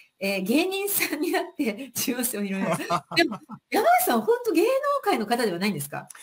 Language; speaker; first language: Japanese; native; Japanese